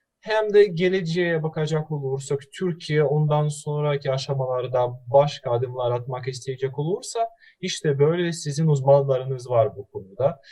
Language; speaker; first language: Turkish; non-native, fluent; Russian